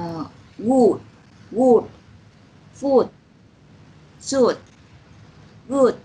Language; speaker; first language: English; non-native, learner; Vietnamese